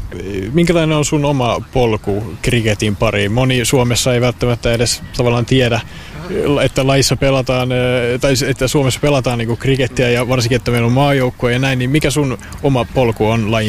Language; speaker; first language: Finnish; native; Finnish